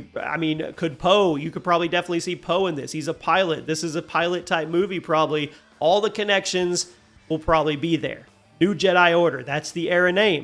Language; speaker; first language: English; native; English